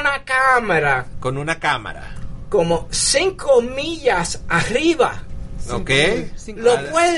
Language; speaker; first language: Spanish; early bilingual, heritage; English